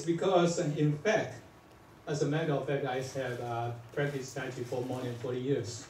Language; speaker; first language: English; non-native, fluent; Chinese